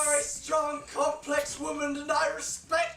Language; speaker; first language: English; native; English